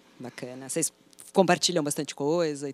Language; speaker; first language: Portuguese; native; Portuguese